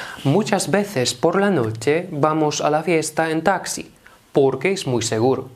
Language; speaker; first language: Spanish; non-native, fluent; Polish